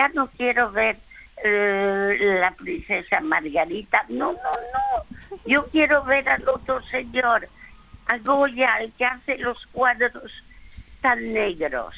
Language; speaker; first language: Spanish; early bilingual, other home language; French